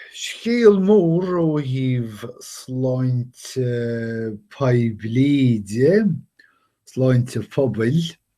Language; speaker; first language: Irish; non-native, fluent; English